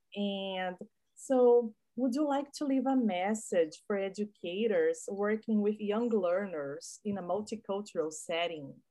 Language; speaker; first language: English; non-native, fluent; Portuguese